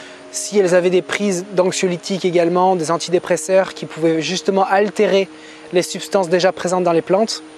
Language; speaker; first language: French; native; French